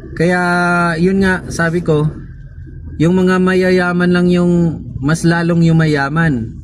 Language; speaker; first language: Filipino; non-native, local second language; Cebuano